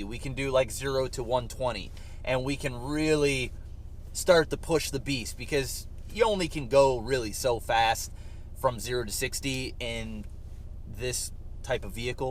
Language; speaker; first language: English; native; English